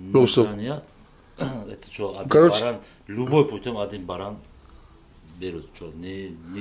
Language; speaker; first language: Russian; non-native, local second language; Uzbek